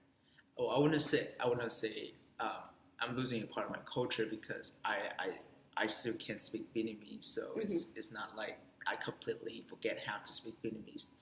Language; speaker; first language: English; non-native, fluent; Vietnamese